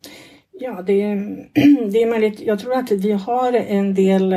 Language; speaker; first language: Swedish; non-native, fluent; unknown